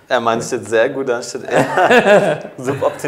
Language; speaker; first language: German; native; German